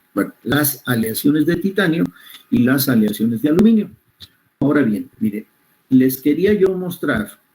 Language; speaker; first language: Spanish; native; Spanish